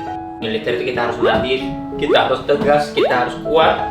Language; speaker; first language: Indonesian; non-native, fluent; Korean